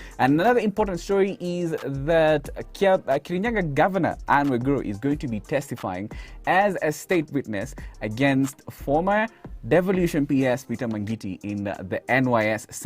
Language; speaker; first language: English; non-native, local second language; Swahili